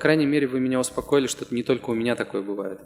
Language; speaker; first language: Russian; native; Russian